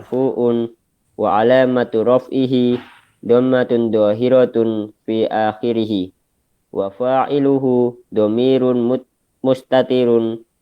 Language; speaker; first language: Arabic; non-native, learner; Indonesian